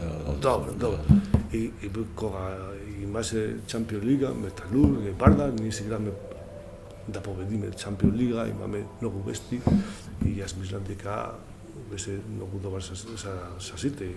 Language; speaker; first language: Macedonian; non-native, learner; Spanish